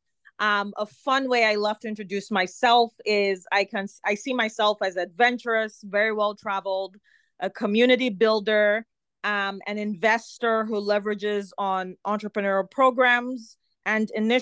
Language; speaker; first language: English; non-native, local second language; Yoruba